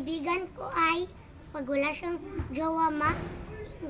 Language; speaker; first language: Filipino; non-native, local second language; Cebuano